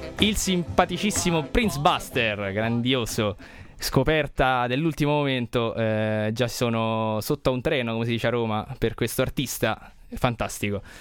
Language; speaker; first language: Italian; native; Italian